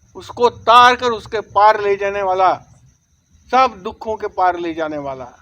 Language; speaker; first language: Hindi; non-native, local second language; Marathi